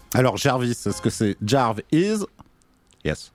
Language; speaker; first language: French; native; French